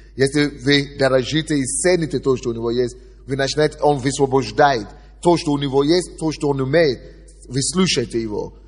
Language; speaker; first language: Russian; non-native, fluent; Yoruba